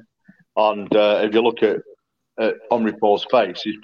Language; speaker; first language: English; native; English